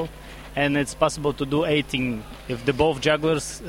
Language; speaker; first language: English; non-native, learner; Russian